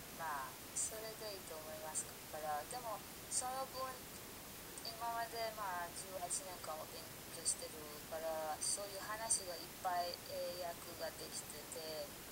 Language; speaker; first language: Japanese; non-native, fluent; Persian